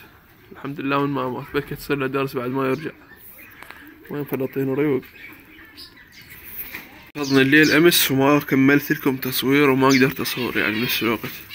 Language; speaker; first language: Arabic; native; Arabic